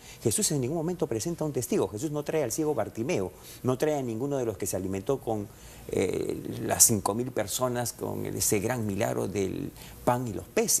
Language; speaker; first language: Spanish; native; Spanish